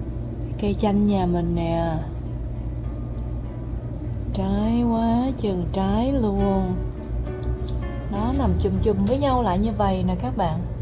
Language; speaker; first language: Vietnamese; native; Vietnamese